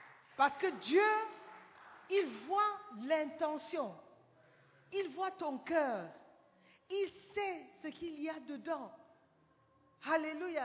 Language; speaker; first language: French; non-native, fluent; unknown